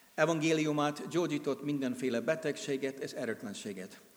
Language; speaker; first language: Hungarian; non-native, fluent; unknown